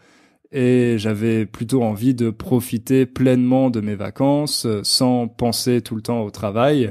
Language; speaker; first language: French; native; French